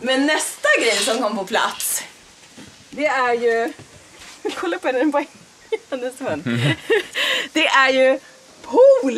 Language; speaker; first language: Swedish; native; Swedish